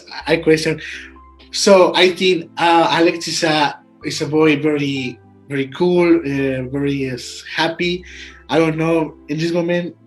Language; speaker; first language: English; non-native, learner; Spanish